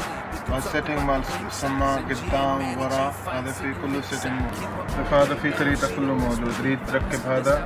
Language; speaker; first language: Arabic; non-native, learner; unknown